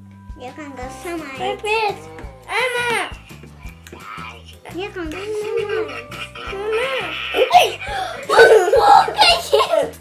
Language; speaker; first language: Russian; early bilingual, heritage; Russian